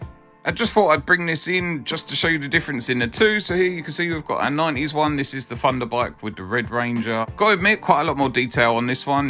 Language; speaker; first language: English; native; English